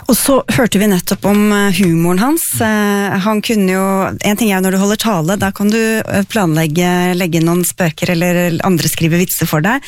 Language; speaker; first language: Norwegian; native; Norwegian